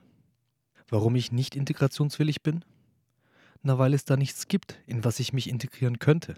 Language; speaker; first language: German; early bilingual, other home language; Turkish